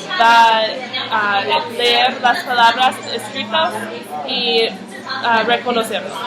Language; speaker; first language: Spanish; non-native, learner; English